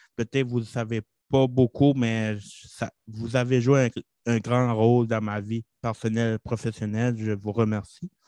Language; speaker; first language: French; native; French